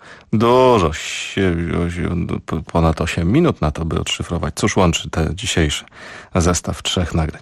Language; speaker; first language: Polish; native; Polish